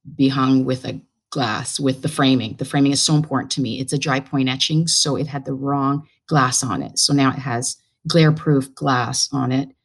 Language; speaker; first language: English; native; English